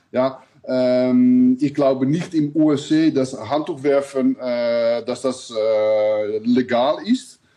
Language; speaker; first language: German; non-native, learner; Dutch